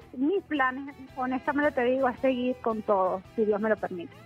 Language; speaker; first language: Spanish; native; Spanish